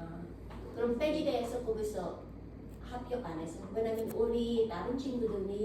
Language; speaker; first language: Korean; non-native, learner; Khmer